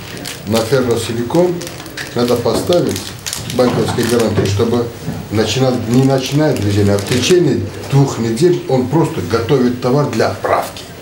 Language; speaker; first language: Russian; non-native, local second language; Georgian